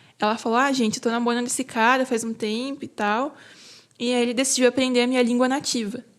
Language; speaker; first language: Portuguese; native; Portuguese